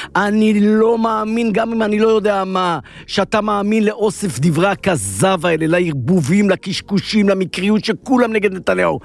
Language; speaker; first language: Hebrew; native; Hebrew